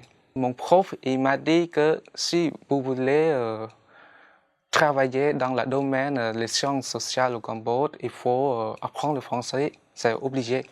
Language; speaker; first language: French; non-native, fluent; Khmer